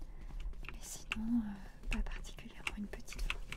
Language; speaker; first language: French; native; French